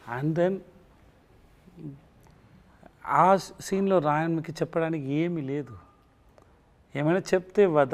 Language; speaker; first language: Telugu; non-native, learner; Tamil